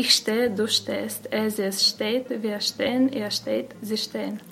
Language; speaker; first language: German; non-native, learner; Russian